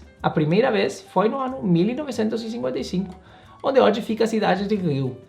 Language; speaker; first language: Portuguese; non-native, learner; Spanish